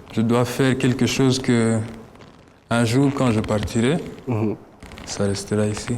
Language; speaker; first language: French; non-native, local second language; Kinyarwanda